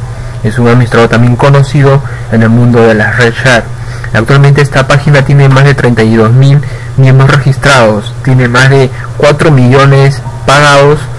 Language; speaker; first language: Spanish; native; Spanish